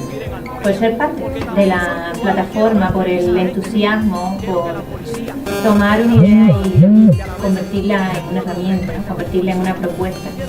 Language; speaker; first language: Spanish; native; Spanish